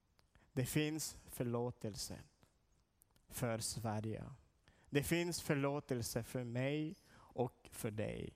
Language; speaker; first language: Swedish; non-native, learner; Portuguese